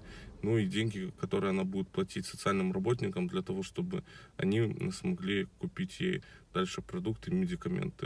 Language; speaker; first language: Russian; native; Russian